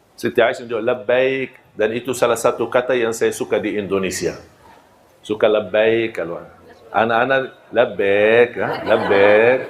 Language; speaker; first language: Malay; non-native, fluent; Arabic